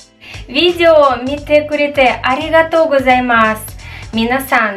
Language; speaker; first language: Japanese; non-native, fluent; Russian